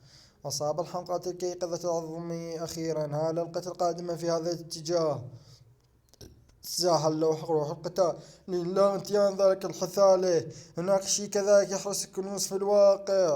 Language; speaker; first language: Arabic; native; Arabic